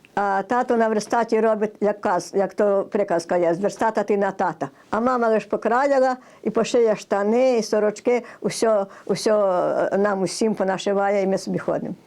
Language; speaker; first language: Ukrainian; native; Ukrainian